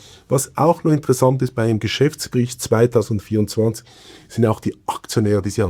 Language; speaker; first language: German; native; German